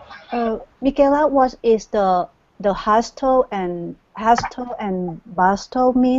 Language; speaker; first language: English; non-native, learner; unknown